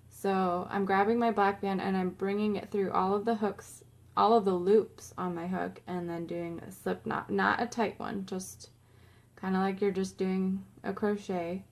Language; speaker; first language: English; native; English